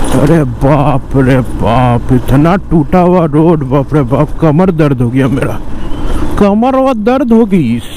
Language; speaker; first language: Hindi; non-native, local second language; Bangla